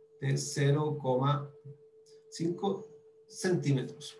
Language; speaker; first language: Spanish; native; Spanish